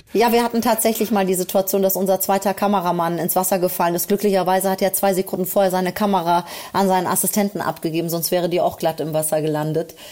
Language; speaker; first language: German; early bilingual, other home language; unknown